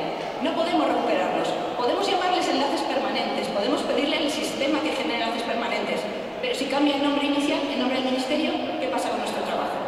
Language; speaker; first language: Spanish; native; Spanish